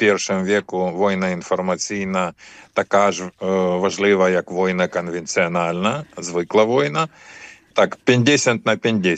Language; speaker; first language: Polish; non-native, learner; Ukrainian